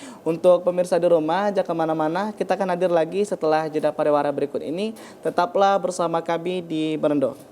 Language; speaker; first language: Indonesian; native; Indonesian